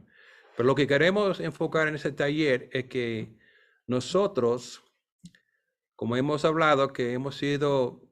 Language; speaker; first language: Spanish; non-native, fluent; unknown